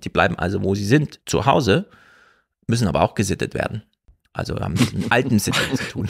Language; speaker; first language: German; native; German